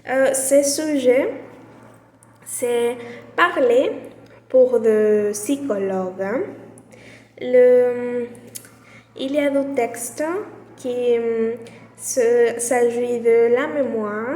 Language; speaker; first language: French; non-native, learner; Spanish